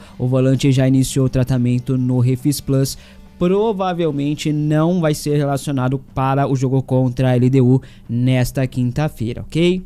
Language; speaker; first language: Portuguese; native; Portuguese